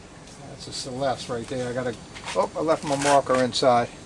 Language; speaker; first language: English; native; English